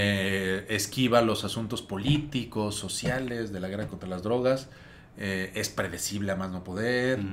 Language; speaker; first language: Spanish; native; Spanish